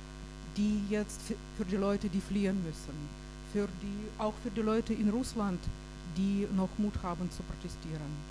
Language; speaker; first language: German; non-native, fluent; Russian